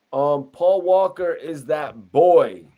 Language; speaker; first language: English; native; English